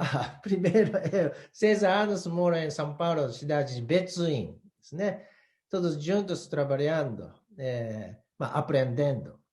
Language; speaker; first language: Portuguese; non-native, learner; Japanese